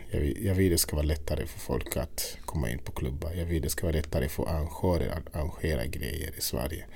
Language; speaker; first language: Swedish; non-native, fluent; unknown